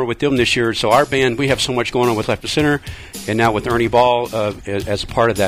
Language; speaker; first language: English; native; English